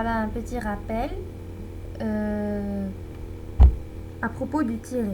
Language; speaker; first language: French; non-native, local second language; Arabic